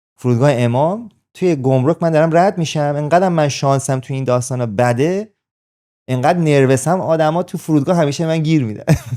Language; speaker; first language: Persian; native; Persian